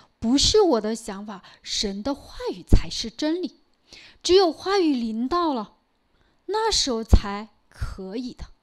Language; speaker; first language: Chinese; non-native, local second language; Korean